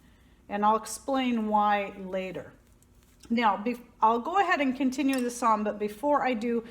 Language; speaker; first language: English; native; English